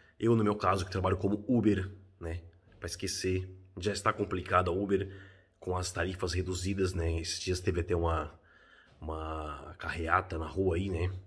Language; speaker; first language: Portuguese; native; Portuguese